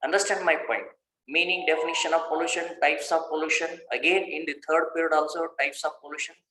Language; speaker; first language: English; non-native, local second language; Kannada